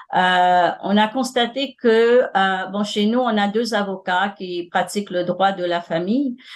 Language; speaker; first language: French; non-native, local second language; Morisyen